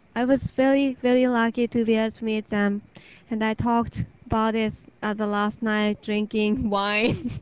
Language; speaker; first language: English; non-native, fluent; Japanese